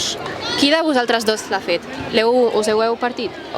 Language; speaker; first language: Catalan; native; Catalan